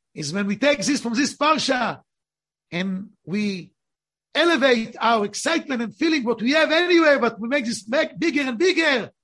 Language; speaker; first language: English; non-native, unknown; Hebrew